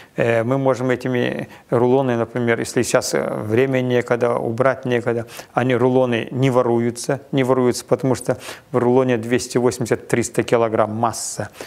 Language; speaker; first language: Russian; non-native, local second language; Kazakh